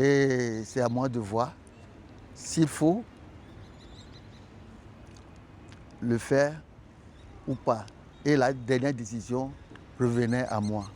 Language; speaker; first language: French; non-native, local second language; Ewe